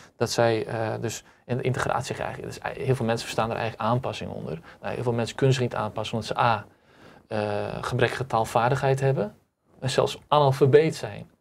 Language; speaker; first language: Dutch; early bilingual, other home language; Turkish